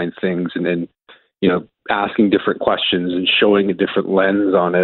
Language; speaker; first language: English; native; English